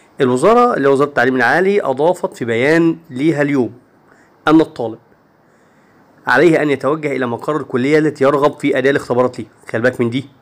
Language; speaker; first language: Arabic; native; Arabic